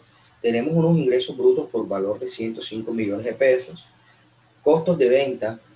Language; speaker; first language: Spanish; native; Spanish